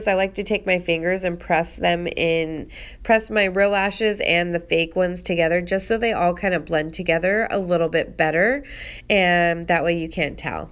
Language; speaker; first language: English; native; English